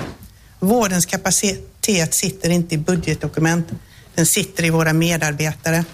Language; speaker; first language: Swedish; native; Swedish